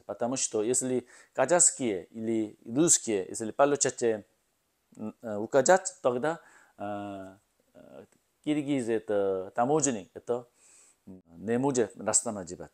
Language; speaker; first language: Russian; non-native, learner; Korean